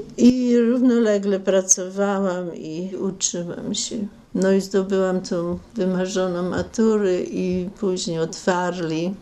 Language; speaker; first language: Polish; non-native, local second language; German